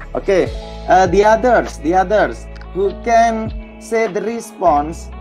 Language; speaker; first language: English; non-native, fluent; Indonesian